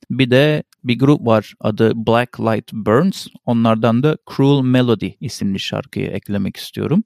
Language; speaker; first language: Turkish; native; Turkish